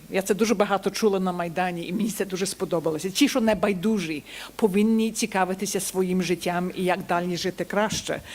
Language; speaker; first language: Ukrainian; early bilingual, heritage; Ukrainian